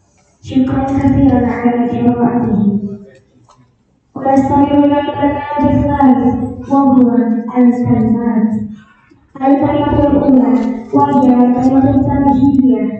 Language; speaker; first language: Arabic; non-native, learner; Indonesian